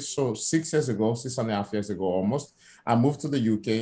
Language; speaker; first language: English; non-native, fluent; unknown